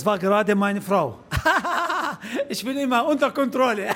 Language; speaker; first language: German; non-native, fluent; Arabic